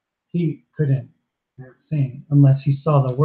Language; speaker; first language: English; native; English